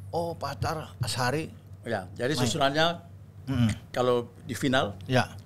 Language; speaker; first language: Indonesian; native; Indonesian